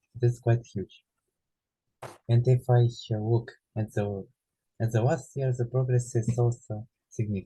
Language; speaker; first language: English; non-native, learner; Ukrainian